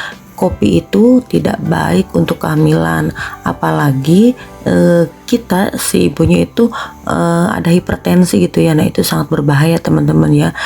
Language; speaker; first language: Indonesian; native; Indonesian